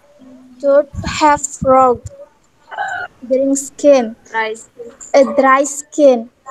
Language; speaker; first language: English; non-native, learner; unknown